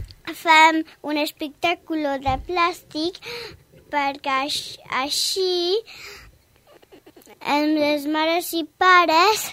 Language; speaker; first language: Catalan; non-native, local second language; Spanish